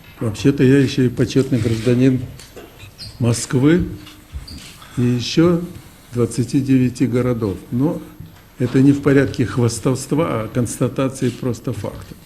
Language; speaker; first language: Russian; native; Russian